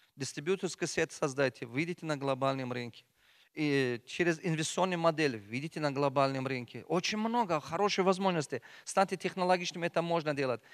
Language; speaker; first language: Russian; non-native, local second language; Tajik